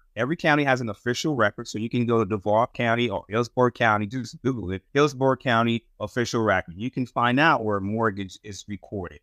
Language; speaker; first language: English; non-native, fluent; Haitian Creole